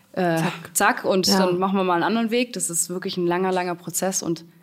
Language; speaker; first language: German; native; German